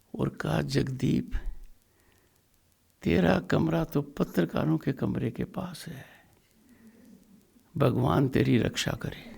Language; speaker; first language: Hindi; native; Hindi